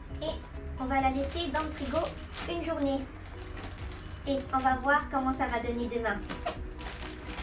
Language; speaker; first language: French; non-native, fluent; Japanese